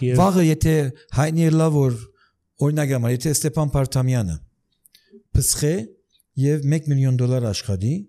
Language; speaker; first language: Armenian; early bilingual, heritage; Armenian